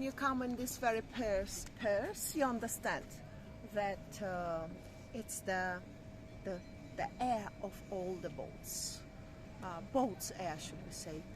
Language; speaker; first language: English; non-native, fluent; Russian